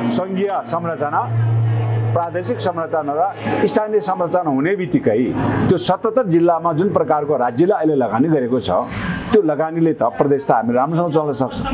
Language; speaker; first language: Nepali; non-native, local second language; Sherpa